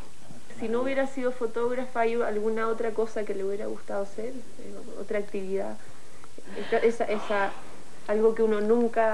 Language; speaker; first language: Spanish; native; Spanish